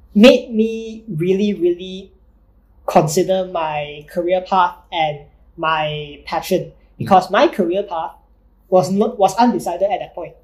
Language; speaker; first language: English; non-native, local second language; Chinese